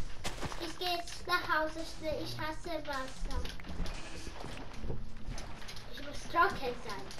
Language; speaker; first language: German; non-native, learner; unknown